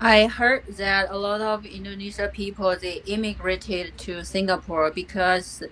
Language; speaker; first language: English; non-native, fluent; Chinese